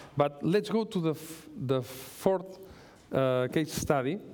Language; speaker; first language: English; non-native, learner; Spanish